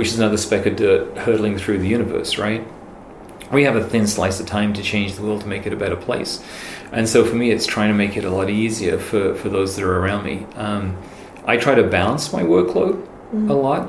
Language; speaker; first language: English; native; English